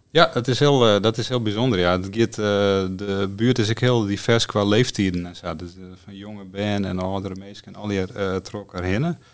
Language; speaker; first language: Dutch; non-native, local second language; Western Frisian